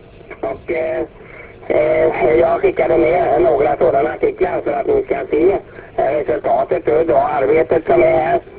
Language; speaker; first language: Swedish; native; Swedish